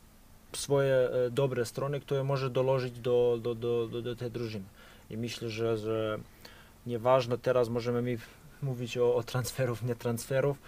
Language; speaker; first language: Polish; non-native, fluent; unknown